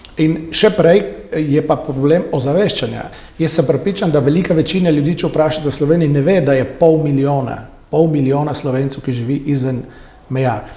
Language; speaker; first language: Slovenian; native; Slovenian